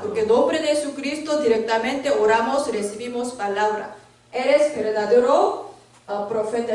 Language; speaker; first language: Spanish; non-native, learner; Korean